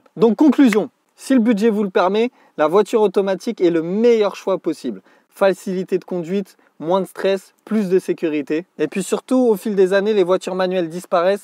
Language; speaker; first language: French; native; French